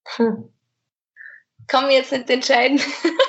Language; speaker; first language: German; native; German